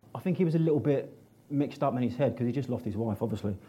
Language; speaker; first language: English; native; English